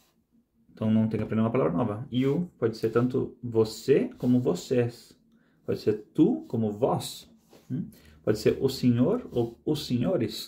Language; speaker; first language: Portuguese; non-native, fluent; Spanish